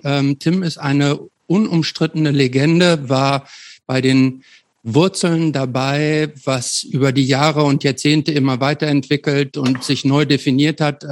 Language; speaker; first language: German; native; German